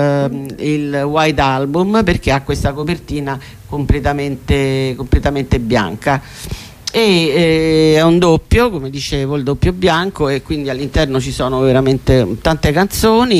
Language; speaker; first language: Italian; native; Italian